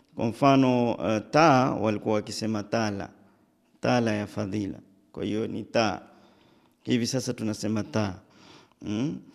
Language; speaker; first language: Swahili; native; Swahili